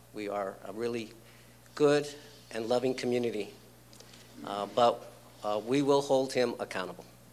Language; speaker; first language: English; early bilingual, other home language; Spanish